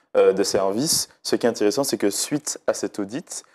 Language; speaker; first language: French; native; French